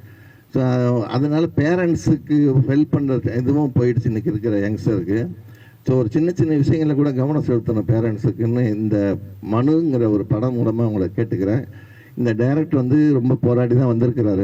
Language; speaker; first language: Tamil; native; Tamil